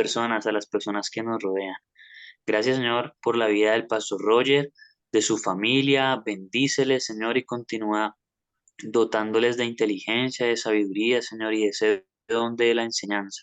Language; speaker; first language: Spanish; native; Spanish